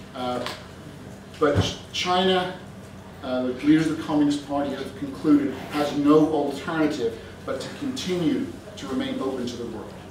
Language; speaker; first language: English; native; English